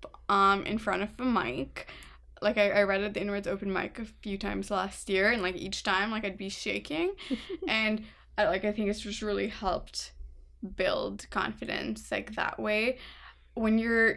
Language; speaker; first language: English; non-native, local second language; Urdu